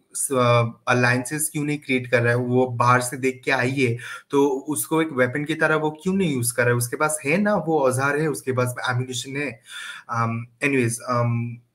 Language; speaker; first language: Hindi; native; Hindi